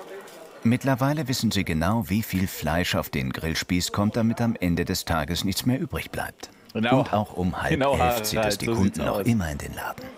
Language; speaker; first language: German; native; German